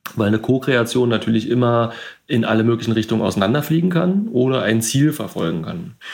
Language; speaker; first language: German; native; German